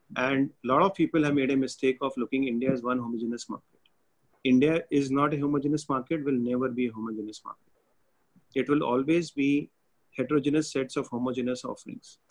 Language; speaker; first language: English; non-native, local second language; Hindi